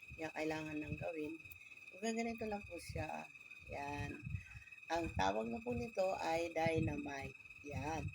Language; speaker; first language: Filipino; non-native, local second language; Bikol